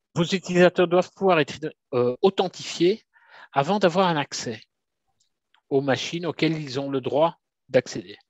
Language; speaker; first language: French; native; French